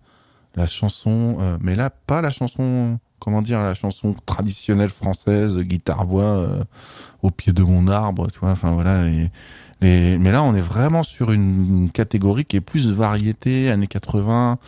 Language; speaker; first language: French; native; French